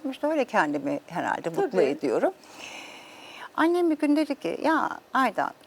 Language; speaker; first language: Turkish; native; Turkish